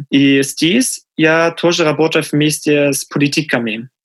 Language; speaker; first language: Russian; non-native, fluent; German